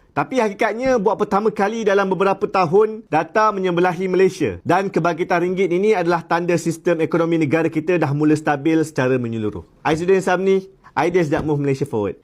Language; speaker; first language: Malay; native; Malay